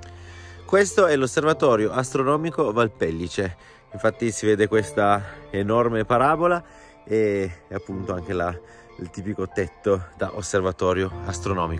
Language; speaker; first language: Italian; native; Italian